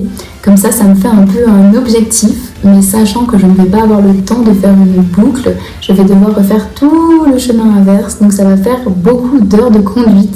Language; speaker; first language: French; native; French